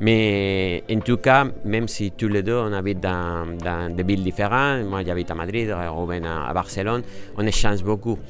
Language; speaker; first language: French; non-native, fluent; Spanish